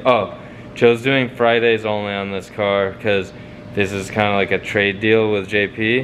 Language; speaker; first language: English; native; English